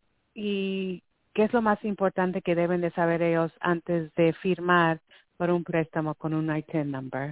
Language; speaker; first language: Spanish; early bilingual, heritage; Spanish